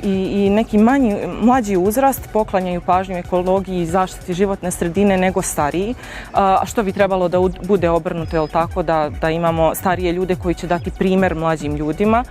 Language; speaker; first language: Bosnian; native; Bosnian